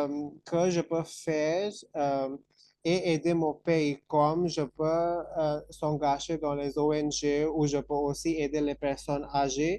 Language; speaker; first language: French; non-native, fluent; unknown